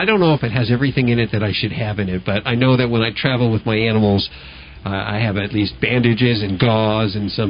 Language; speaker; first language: English; native; English